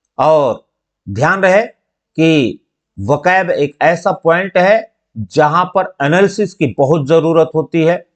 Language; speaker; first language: Hindi; native; Hindi